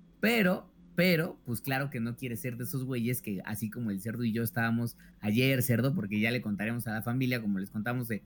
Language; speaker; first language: Spanish; native; Spanish